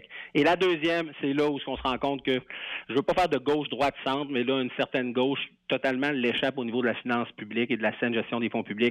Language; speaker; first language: French; native; French